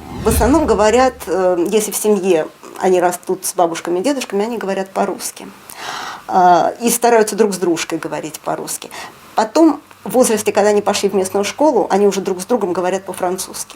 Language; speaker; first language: Russian; native; Russian